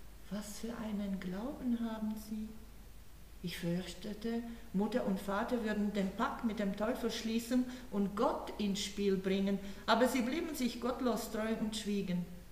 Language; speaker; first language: German; non-native, fluent; Slovak